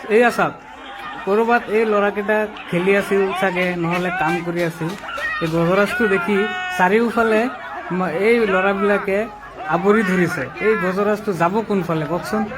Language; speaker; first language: Assamese; non-native, local second language; Bangla